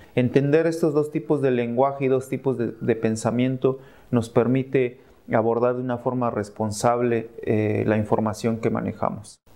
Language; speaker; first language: Spanish; native; Spanish